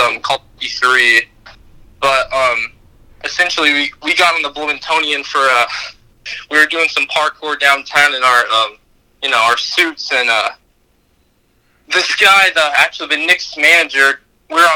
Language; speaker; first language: English; native; English